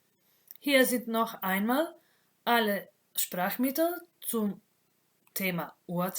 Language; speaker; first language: German; non-native, fluent; Macedonian